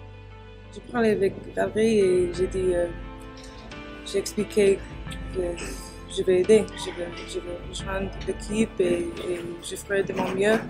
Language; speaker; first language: French; early bilingual, heritage; English